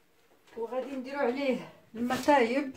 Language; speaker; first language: Arabic; native; Arabic